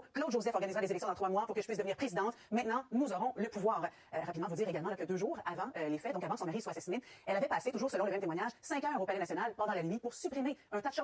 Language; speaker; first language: French; native; French